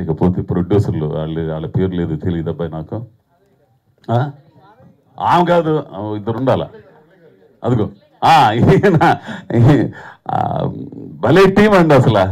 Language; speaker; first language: Telugu; native; Telugu